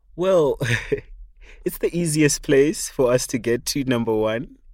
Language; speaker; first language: English; non-native, local second language; Shona